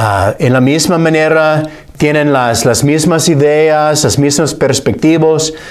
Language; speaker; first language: Spanish; non-native, fluent; English